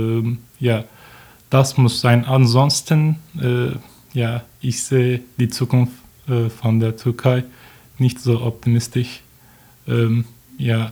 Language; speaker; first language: German; non-native, learner; Turkish